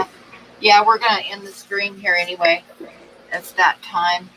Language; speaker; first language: English; native; English